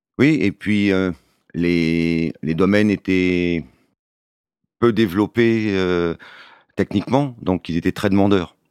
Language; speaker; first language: French; native; French